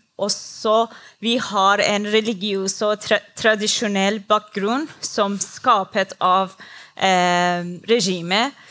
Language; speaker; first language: Norwegian; non-native, learner; Persian